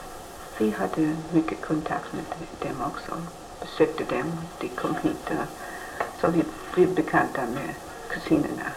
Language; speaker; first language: Swedish; early bilingual, heritage; Swedish